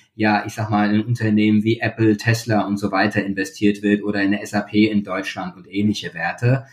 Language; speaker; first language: German; native; German